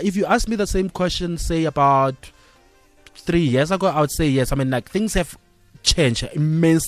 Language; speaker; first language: English; non-native, local second language; Tswana